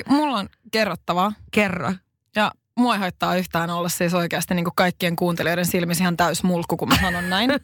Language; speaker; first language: Finnish; native; Finnish